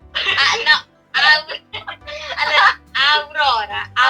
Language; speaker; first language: Italian; native; Italian